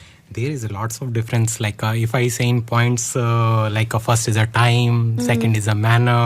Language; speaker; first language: English; non-native, learner; Hindi